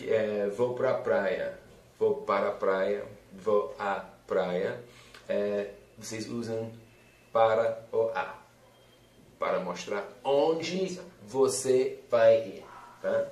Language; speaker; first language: Portuguese; non-native, fluent; English